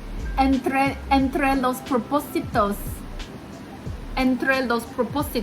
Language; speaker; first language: Spanish; non-native, learner; Chinese